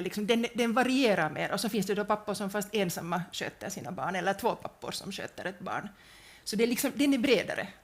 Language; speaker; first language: Swedish; native; Swedish